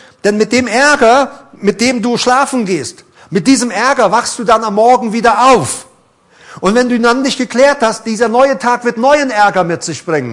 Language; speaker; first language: German; native; German